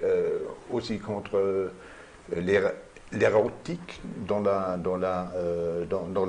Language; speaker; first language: French; non-native, learner; German